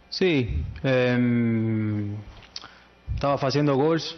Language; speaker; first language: Portuguese; non-native, learner; Spanish